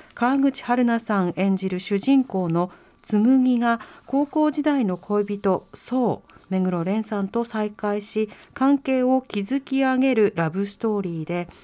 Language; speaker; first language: Japanese; native; Japanese